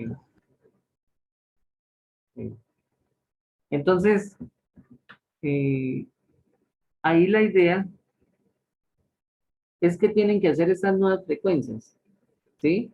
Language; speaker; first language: Spanish; native; Spanish